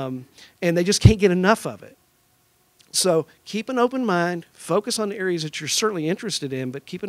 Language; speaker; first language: English; native; English